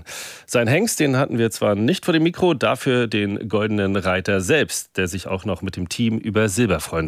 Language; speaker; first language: German; native; German